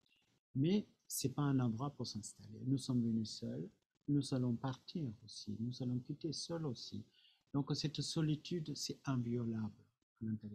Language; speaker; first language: French; non-native, fluent; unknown